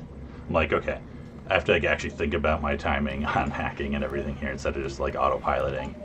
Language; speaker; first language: English; native; English